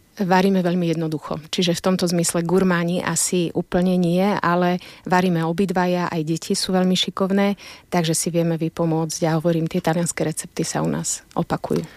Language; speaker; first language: Slovak; native; Slovak